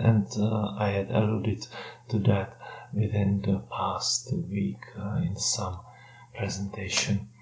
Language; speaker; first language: English; non-native, fluent; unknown